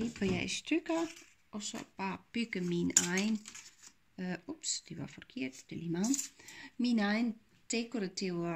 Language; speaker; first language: Danish; non-native, fluent; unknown